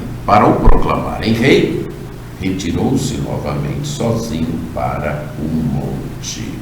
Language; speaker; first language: Portuguese; native; Portuguese